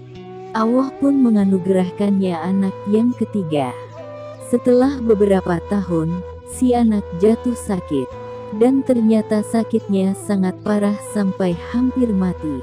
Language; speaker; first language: Indonesian; native; Indonesian